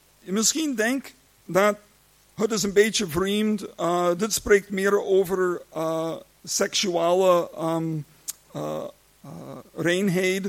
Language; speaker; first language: Dutch; non-native, learner; English